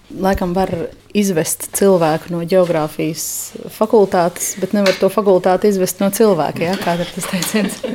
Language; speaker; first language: Latvian; native; Latvian